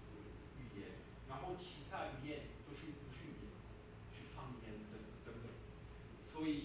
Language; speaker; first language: Chinese; non-native, learner; French